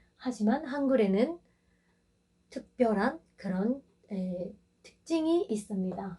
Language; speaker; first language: Korean; non-native, fluent; Burmese